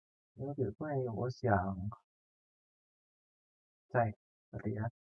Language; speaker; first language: Chinese; non-native, fluent; Indonesian